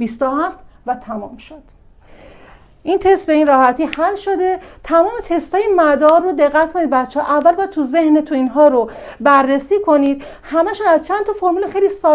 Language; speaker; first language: Persian; native; Persian